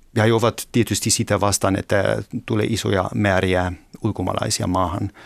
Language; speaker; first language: Finnish; non-native, fluent; German